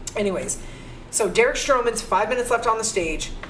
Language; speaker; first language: English; native; English